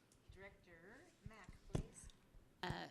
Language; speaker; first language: English; native; English